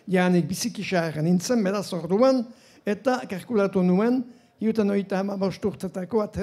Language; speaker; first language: Basque; native; Basque